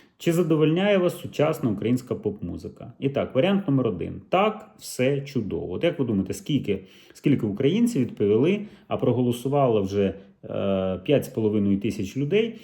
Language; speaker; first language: Ukrainian; native; Ukrainian